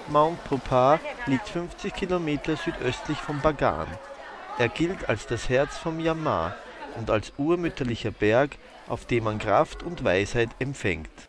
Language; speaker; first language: German; native; German